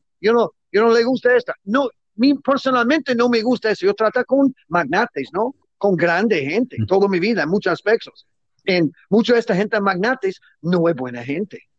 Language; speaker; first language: Spanish; non-native, learner; English